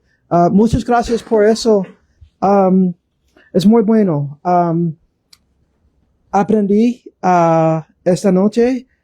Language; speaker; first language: Spanish; non-native, learner; English